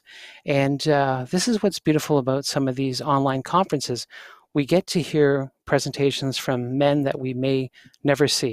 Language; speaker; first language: English; native; English